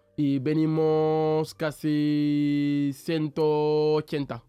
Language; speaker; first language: Spanish; non-native, learner; Wolof